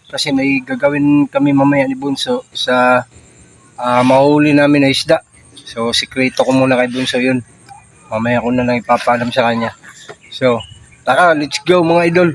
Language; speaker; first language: Filipino; native; Filipino